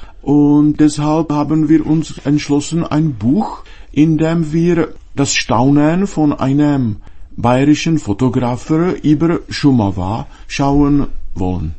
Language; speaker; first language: German; non-native, fluent; Czech